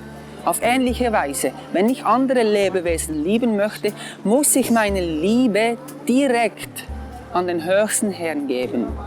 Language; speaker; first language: German; non-native, fluent; English